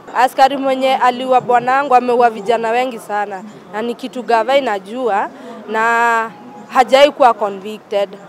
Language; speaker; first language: Swahili; native; Swahili